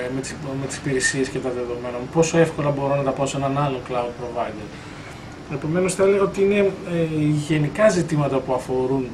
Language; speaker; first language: Greek; native; Greek